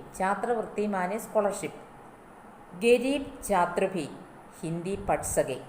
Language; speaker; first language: Hindi; non-native, local second language; Malayalam